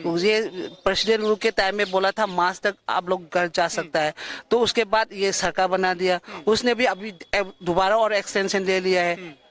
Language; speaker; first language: Hindi; non-native, local second language; Manipuri